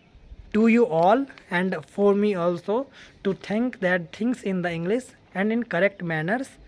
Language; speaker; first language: English; non-native, learner; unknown